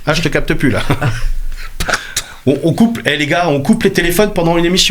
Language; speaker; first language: French; native; French